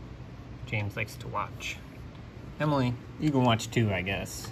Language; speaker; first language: English; native; English